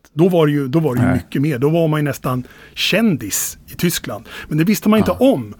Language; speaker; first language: Swedish; native; Swedish